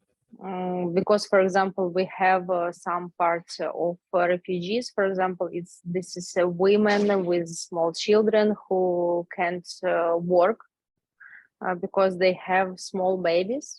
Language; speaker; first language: English; non-native, learner; Ukrainian